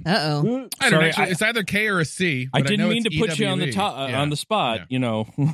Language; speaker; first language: English; native; English